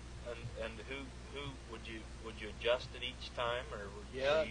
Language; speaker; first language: English; native; English